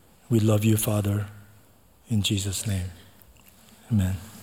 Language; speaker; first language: English; non-native, fluent; Korean